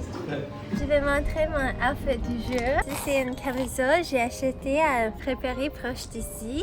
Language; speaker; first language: French; non-native, learner; English